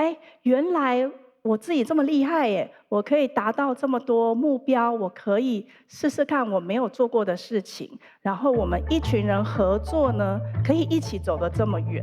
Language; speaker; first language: Chinese; native; Chinese